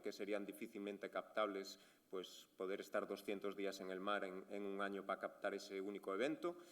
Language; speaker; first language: Spanish; native; Spanish